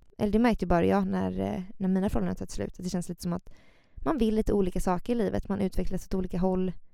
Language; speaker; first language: Swedish; native; Swedish